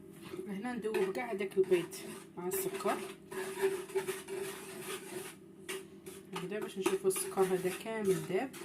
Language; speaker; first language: Arabic; native; Arabic